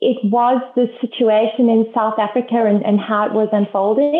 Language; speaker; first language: English; native; English